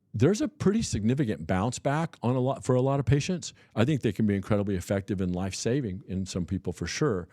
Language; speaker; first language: English; native; English